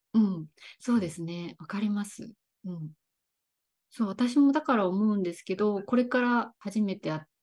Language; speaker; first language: Japanese; native; Japanese